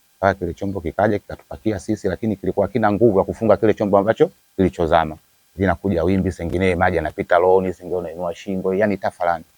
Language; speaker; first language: Swahili; native; Swahili